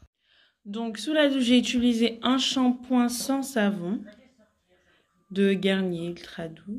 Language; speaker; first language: French; native; French